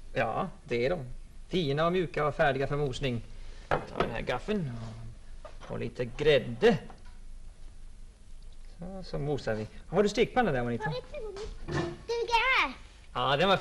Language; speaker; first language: Swedish; non-native, fluent; English